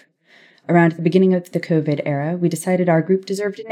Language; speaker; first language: English; native; English